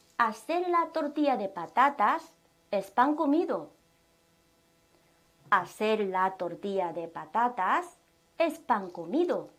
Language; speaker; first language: Spanish; non-native, fluent; Korean